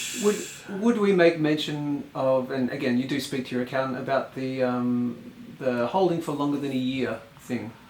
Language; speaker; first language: English; native; English